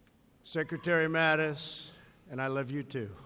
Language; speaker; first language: English; native; English